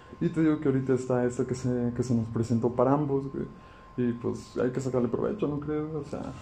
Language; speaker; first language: Spanish; native; Spanish